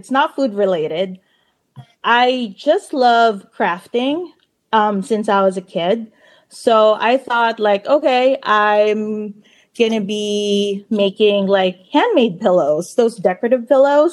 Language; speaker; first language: English; non-native, local second language; Filipino